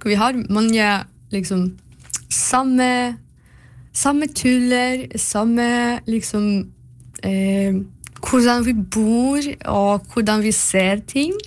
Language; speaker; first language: Norwegian; non-native, learner; Belarusian